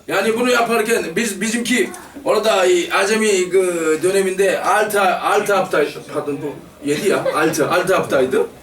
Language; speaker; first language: Turkish; non-native, fluent; Korean